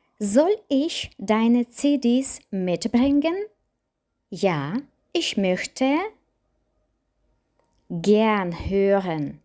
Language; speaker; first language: German; non-native, fluent; Ukrainian